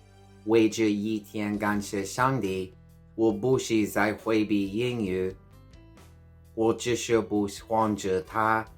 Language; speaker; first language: Chinese; non-native, learner; English